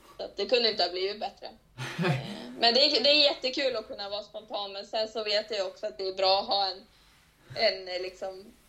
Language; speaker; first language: Swedish; native; Swedish